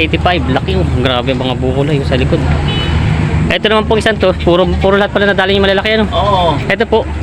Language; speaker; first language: Filipino; native; Filipino